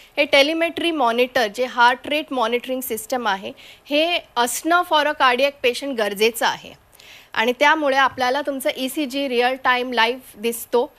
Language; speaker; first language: Marathi; non-native, local second language; Konkani